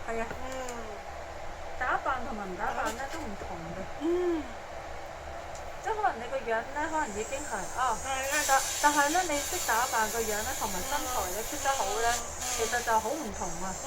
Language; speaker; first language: Cantonese; native; Cantonese